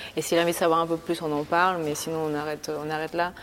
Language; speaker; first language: French; early bilingual, other home language; Spanish